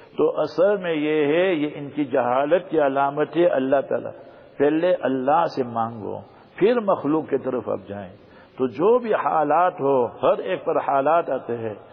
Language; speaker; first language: Urdu; early bilingual, heritage; Urdu